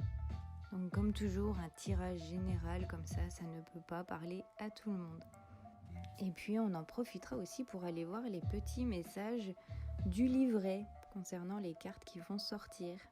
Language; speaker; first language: French; native; French